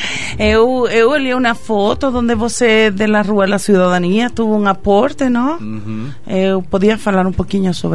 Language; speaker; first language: Portuguese; non-native, fluent; Spanish